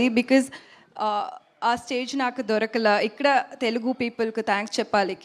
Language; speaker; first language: Telugu; non-native, learner; Tamil